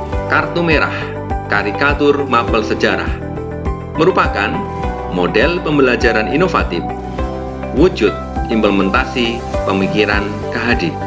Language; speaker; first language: Indonesian; native; Indonesian